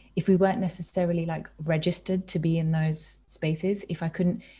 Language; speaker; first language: English; native; English